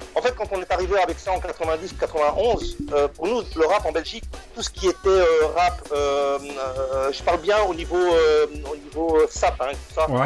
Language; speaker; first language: French; native; French